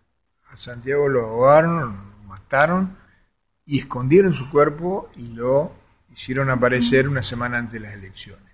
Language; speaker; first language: Spanish; native; Spanish